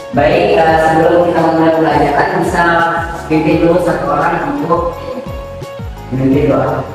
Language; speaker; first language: Indonesian; native; Indonesian